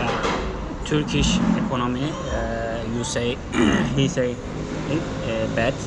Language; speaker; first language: English; non-native, learner; Turkish